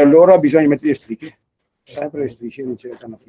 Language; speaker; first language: Italian; native; Italian